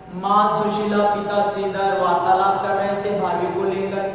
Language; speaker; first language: Hindi; non-native, local second language; Kannada